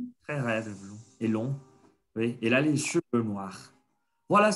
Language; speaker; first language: French; non-native, fluent; Spanish